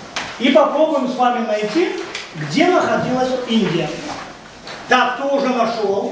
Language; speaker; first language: Russian; native; Russian